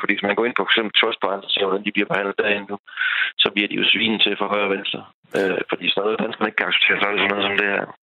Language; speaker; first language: Danish; native; Danish